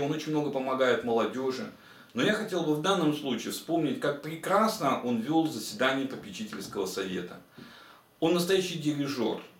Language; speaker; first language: Russian; native; Russian